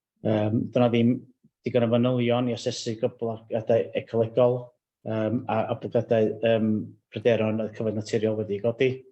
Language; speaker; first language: Welsh; native; Welsh